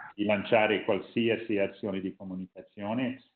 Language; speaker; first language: Italian; non-native, fluent; English